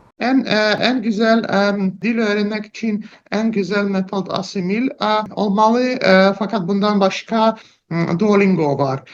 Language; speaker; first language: Turkish; non-native, learner; Russian